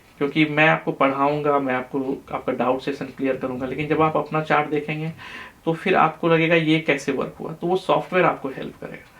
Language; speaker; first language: Hindi; native; Hindi